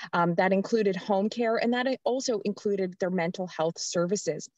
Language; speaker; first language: English; native; English